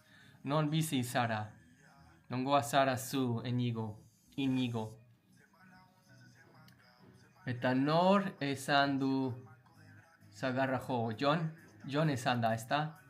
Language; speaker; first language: Basque; non-native, learner; English